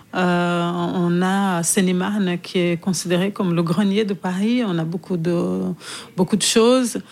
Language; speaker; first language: French; non-native, fluent; Portuguese